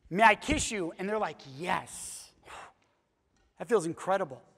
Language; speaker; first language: English; native; English